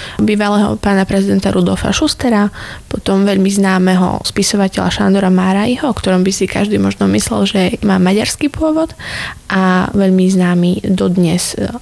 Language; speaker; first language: Slovak; native; Slovak